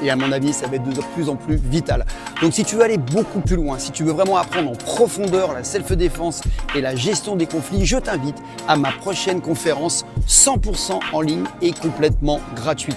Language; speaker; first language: French; native; French